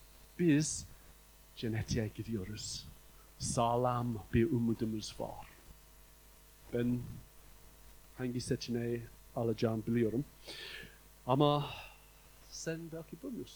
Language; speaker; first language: Turkish; non-native, fluent; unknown